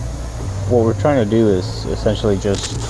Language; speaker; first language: English; native; English